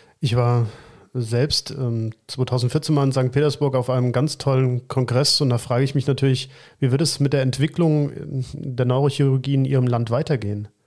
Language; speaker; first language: German; native; German